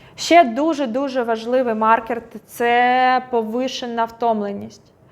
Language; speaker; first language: Ukrainian; non-native, local second language; Russian